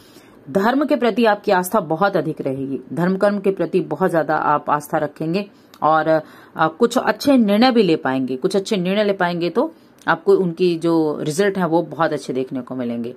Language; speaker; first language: Hindi; native; Hindi